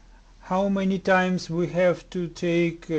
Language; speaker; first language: English; non-native, learner; Russian